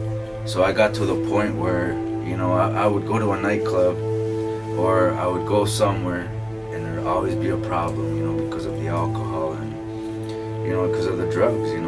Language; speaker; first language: English; early bilingual, other home language; Spanish